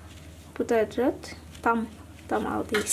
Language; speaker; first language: Turkish; non-native, learner; Indonesian